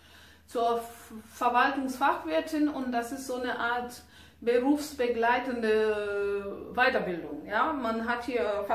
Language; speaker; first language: German; non-native, fluent; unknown